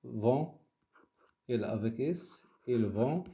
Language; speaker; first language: French; non-native, local second language; Arabic